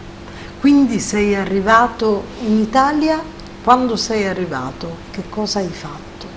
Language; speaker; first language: Italian; native; Italian